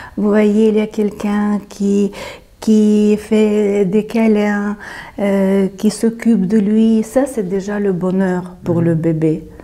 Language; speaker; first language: French; non-native, fluent; Ukrainian